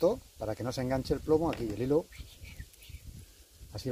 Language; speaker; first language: Spanish; native; Spanish